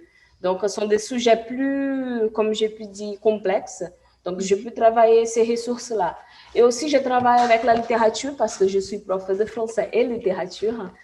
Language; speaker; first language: French; non-native, fluent; Portuguese